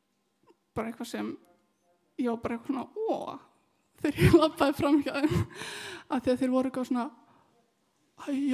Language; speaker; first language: Icelandic; native; Icelandic